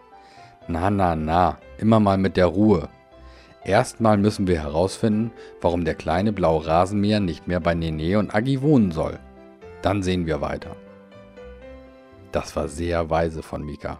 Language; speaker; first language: German; native; German